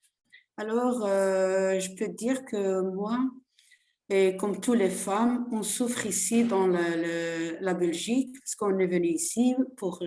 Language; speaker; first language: French; non-native, learner; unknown